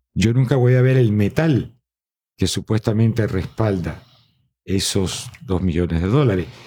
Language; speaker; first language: Spanish; native; Spanish